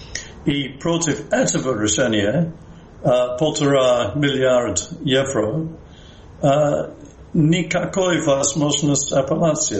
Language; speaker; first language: Russian; non-native, fluent; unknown